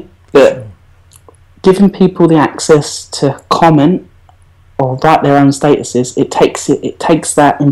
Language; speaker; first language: English; native; English